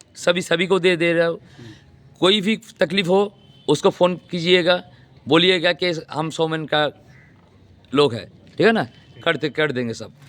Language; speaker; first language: Hindi; non-native, local second language; Bangla